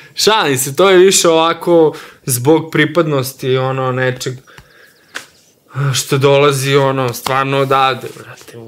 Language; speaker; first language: Serbian; native; Serbian